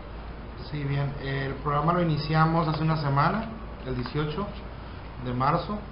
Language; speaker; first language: Spanish; native; Spanish